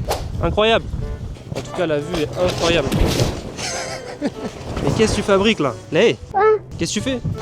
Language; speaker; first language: French; native; French